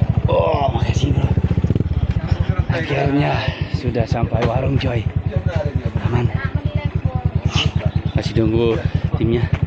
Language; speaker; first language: Indonesian; non-native, fluent; English